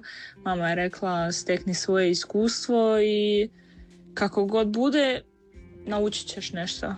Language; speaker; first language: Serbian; early bilingual, heritage; Croatian